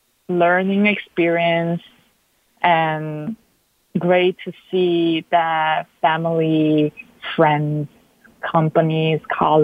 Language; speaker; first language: English; non-native, fluent; Italian